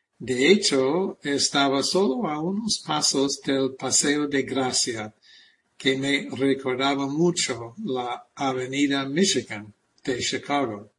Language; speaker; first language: Spanish; non-native, fluent; English